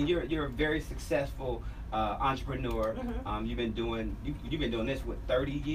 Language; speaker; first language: English; native; English